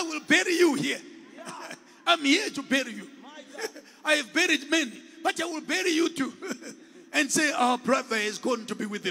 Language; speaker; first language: English; non-native, local second language; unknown